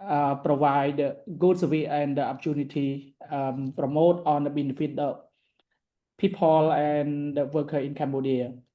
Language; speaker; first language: English; non-native, learner; Khmer